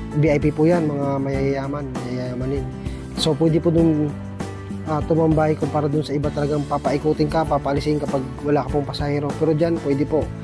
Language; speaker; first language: Filipino; non-native, local second language; Aklanon